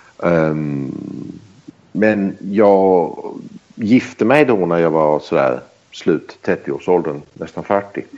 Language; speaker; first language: Swedish; early bilingual, heritage; Swedish